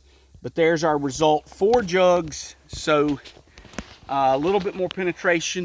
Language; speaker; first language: English; native; English